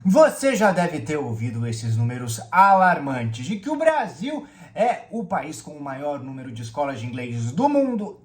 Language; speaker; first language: Portuguese; native; Portuguese